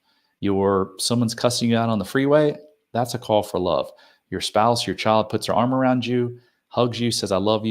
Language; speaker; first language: English; native; English